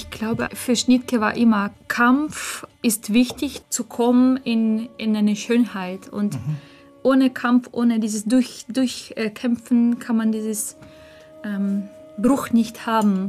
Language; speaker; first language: German; non-native, fluent; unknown